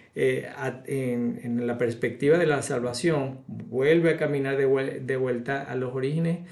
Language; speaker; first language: Spanish; native; Spanish